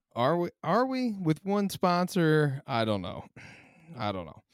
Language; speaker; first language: English; native; English